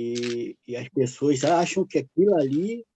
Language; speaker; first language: Portuguese; native; Portuguese